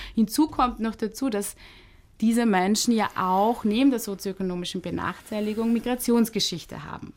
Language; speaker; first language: German; early bilingual, other home language; Turkish